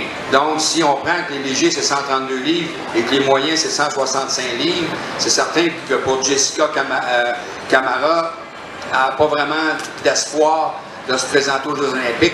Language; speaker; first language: French; native; French